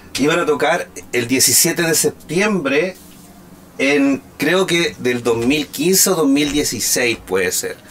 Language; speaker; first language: Spanish; native; Spanish